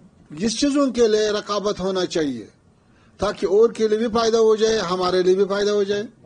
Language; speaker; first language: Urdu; non-native, fluent; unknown